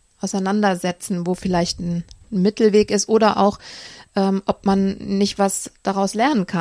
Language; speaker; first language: German; native; German